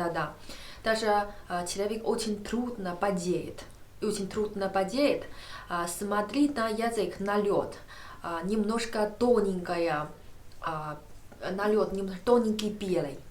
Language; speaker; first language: Russian; non-native, learner; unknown